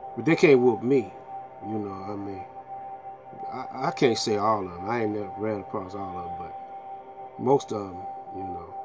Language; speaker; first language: English; native; English